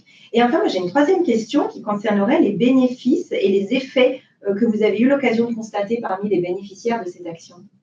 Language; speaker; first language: French; native; French